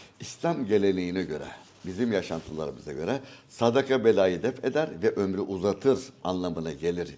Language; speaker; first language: Turkish; native; Turkish